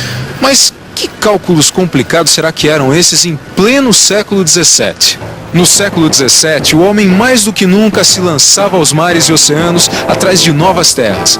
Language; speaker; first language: Portuguese; native; Portuguese